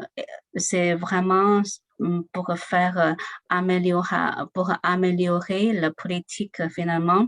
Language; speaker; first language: French; non-native, learner; Chinese